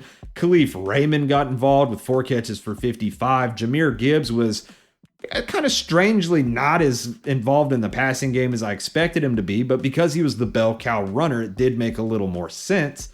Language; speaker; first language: English; native; English